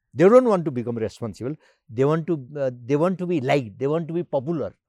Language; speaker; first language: English; non-native, local second language; Nepali